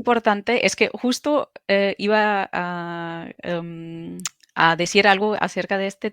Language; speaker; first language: Spanish; non-native, fluent; German